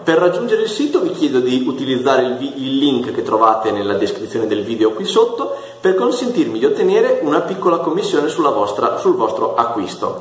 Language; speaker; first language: Italian; native; Italian